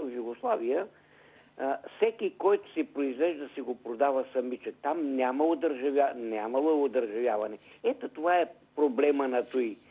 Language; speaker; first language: Bulgarian; native; Bulgarian